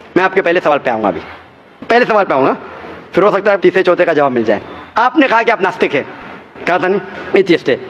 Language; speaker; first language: Hindi; non-native, local second language; Konkani